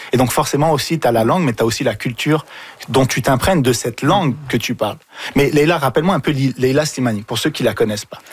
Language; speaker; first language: French; early bilingual, other home language; Arabic